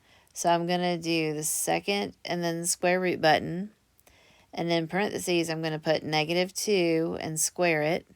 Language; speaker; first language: English; native; English